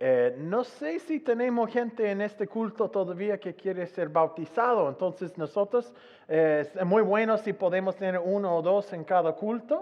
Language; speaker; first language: Spanish; non-native, fluent; English